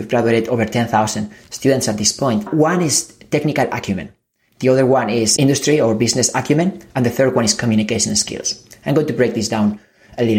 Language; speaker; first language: English; non-native, fluent; Spanish